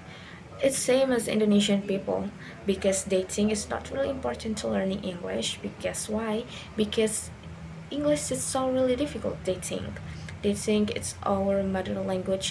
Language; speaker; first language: English; non-native, learner; Indonesian